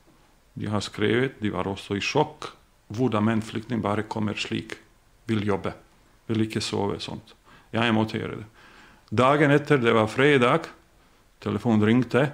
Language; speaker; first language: Norwegian; non-native, fluent; Bosnian